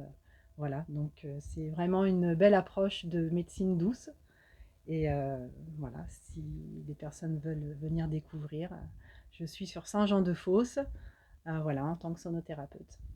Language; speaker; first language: French; native; French